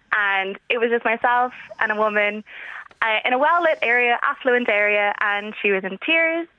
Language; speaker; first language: English; native; English